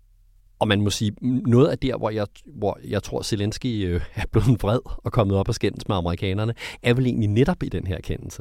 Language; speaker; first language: Danish; native; Danish